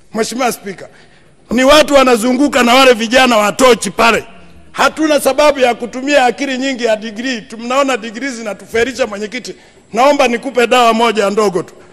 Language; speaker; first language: Swahili; non-native, local second language; Sukuma